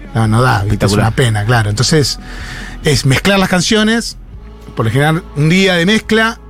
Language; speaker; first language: Spanish; native; Spanish